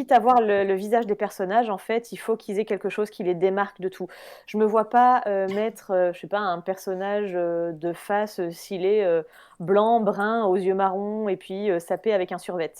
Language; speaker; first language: French; native; French